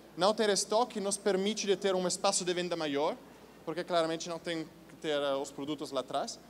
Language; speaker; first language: Portuguese; non-native, fluent; Italian